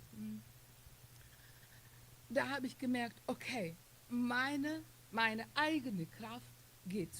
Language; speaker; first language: German; non-native, fluent; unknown